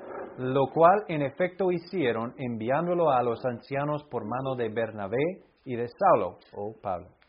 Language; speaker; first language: Spanish; non-native, fluent; English